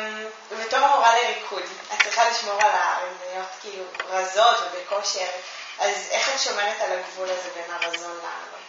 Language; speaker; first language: Hebrew; native; Hebrew